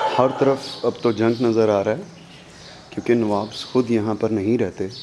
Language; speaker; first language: Urdu; non-native, local second language; Punjabi